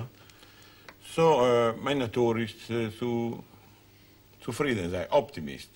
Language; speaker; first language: German; non-native, learner; Italian